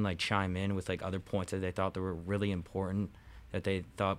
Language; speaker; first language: English; native; English